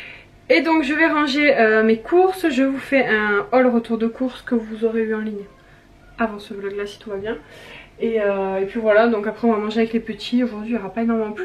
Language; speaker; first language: French; native; French